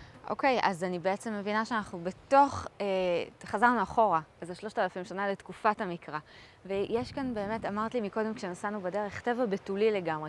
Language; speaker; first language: Hebrew; native; Hebrew